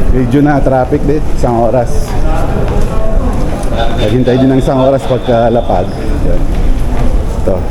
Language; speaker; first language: Filipino; non-native, local second language; Pampanga